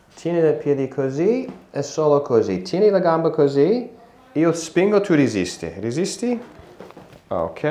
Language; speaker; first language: Italian; non-native, learner; English